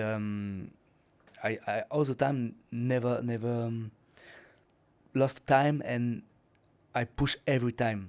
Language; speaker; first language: English; non-native, learner; French